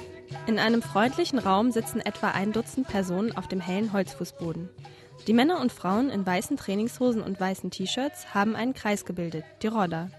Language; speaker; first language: German; native; German